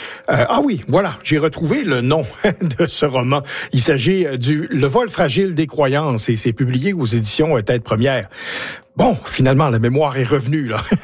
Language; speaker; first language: French; native; French